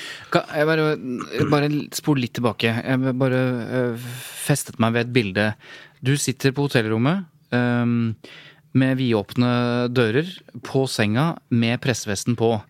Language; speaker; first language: Norwegian; native; Norwegian